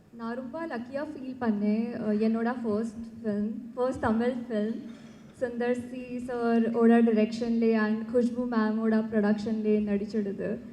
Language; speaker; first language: Tamil; non-native, learner; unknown